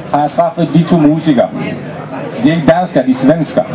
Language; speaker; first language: Danish; non-native, fluent; Romanian